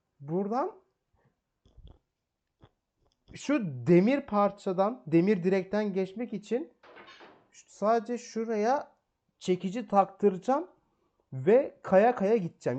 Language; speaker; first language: Turkish; native; Turkish